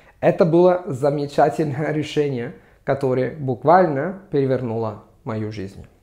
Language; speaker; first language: Russian; non-native, fluent; Italian